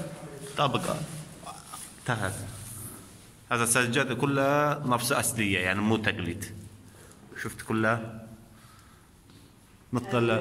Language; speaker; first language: Arabic; non-native, learner; Azerbaijani